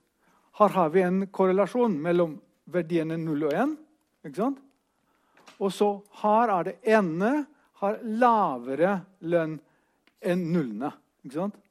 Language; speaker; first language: Norwegian; non-native, fluent; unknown